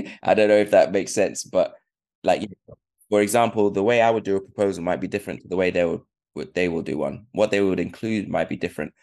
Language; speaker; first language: English; native; English